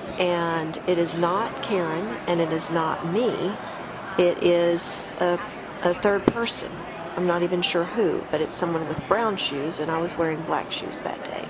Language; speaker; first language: English; native; English